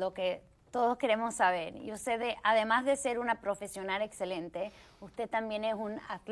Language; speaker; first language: Spanish; early bilingual, heritage; Spanish